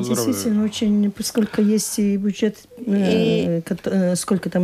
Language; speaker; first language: Russian; non-native, local second language; Latvian